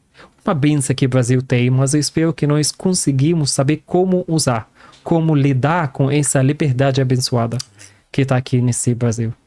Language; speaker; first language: Portuguese; non-native, fluent; Arabic